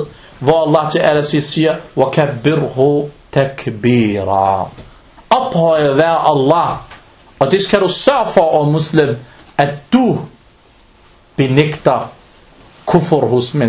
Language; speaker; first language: Danish; non-native, local second language; Arabic